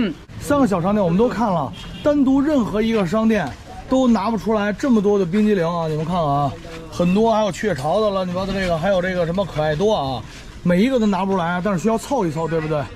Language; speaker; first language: Chinese; native; Chinese